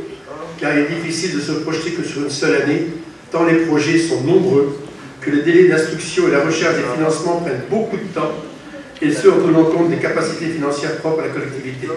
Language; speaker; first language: French; native; French